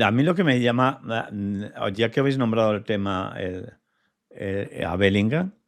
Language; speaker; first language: Spanish; native; Spanish